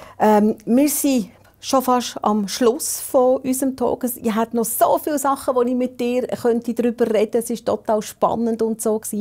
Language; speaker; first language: German; native; German